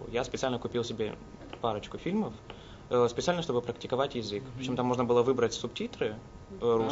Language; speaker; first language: Russian; native; Russian